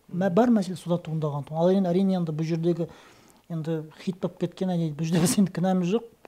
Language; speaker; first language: Kazakh; non-native, local second language; Russian